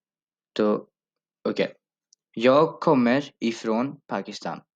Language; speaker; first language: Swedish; non-native, fluent; Urdu